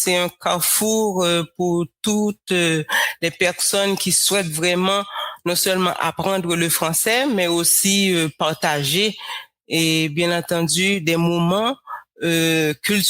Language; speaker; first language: French; non-native, local second language; Haitian Creole